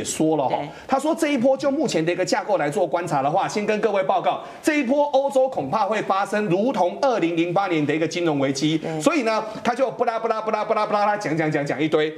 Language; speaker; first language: Chinese; native; Chinese